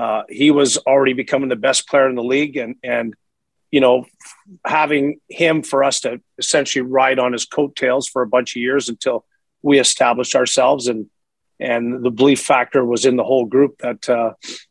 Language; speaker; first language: English; native; English